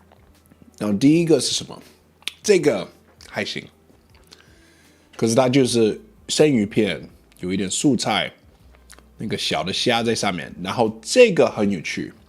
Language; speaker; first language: Chinese; non-native, learner; English